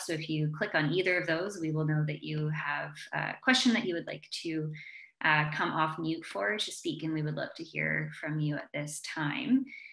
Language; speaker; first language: English; native; English